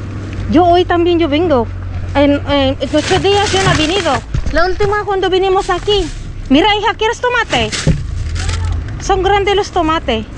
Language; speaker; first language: Spanish; non-native, learner; Filipino